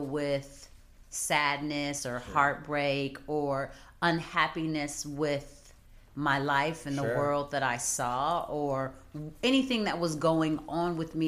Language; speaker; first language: English; native; English